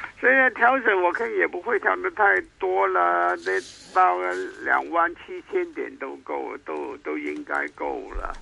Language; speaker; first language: Chinese; non-native, local second language; Cantonese